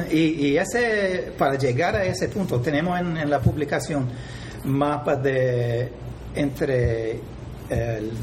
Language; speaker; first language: Spanish; non-native, fluent; English